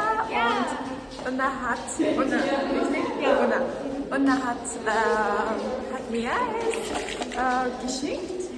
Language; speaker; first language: German; non-native, learner; Mongolian